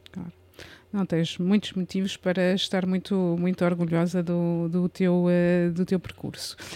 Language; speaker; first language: Portuguese; native; Portuguese